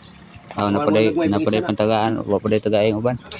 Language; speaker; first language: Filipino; non-native, local second language; Cebuano